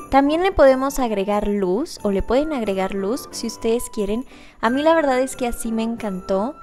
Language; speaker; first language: Spanish; native; Spanish